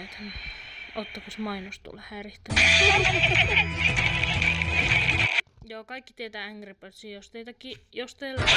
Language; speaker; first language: Finnish; native; Finnish